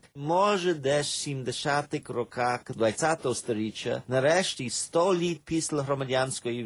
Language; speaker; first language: Ukrainian; early bilingual, heritage; Ukrainian